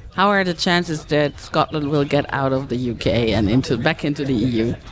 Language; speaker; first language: English; non-native, fluent; German